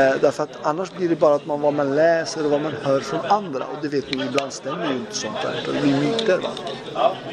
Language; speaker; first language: Swedish; early bilingual, other home language; Turoyo